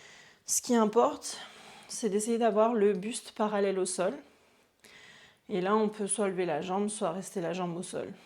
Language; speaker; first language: French; native; French